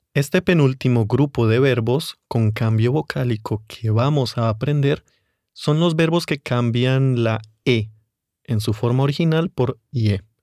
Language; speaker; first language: Spanish; native; Spanish